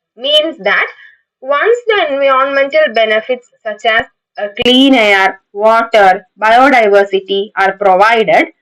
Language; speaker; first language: English; non-native, local second language; Malayalam